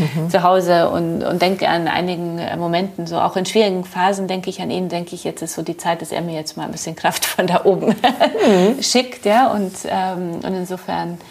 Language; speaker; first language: German; early bilingual, other home language; Polish